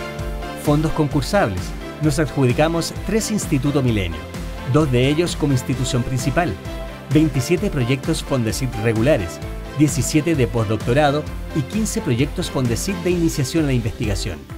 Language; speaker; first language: Spanish; native; Spanish